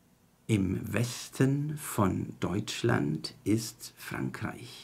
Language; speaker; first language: German; non-native, fluent; Chinese